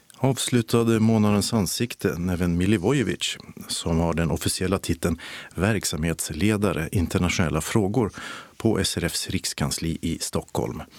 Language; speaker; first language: Swedish; native; Swedish